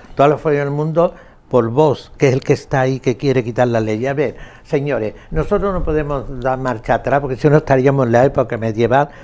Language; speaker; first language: Spanish; native; Spanish